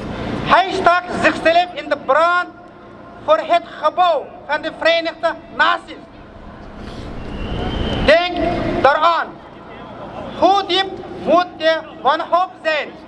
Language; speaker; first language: Dutch; non-native, fluent; Uyghur